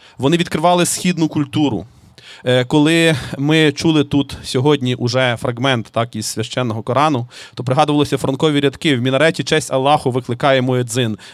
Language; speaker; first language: Ukrainian; native; Ukrainian